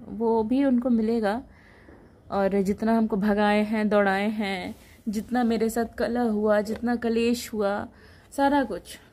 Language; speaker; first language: Hindi; native; Hindi